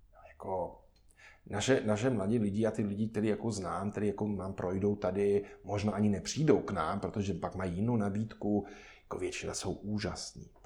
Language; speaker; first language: Czech; non-native, fluent; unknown